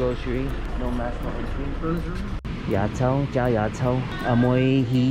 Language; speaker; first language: English; native; English